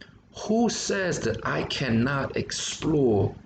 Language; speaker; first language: English; native; English